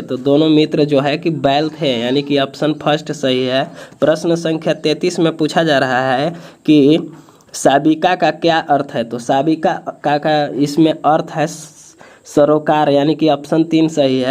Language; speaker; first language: Hindi; native; Hindi